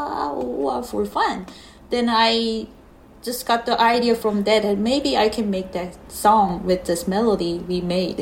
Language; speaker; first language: English; non-native, learner; Korean